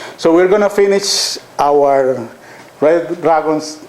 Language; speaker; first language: English; non-native, fluent; Spanish